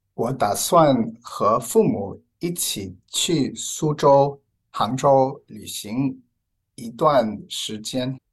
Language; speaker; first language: Chinese; non-native, learner; English